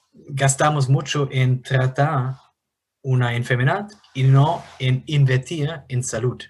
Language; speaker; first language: Spanish; non-native, fluent; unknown